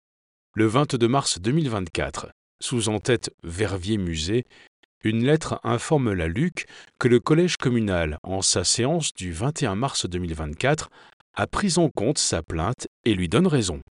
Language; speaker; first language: French; native; French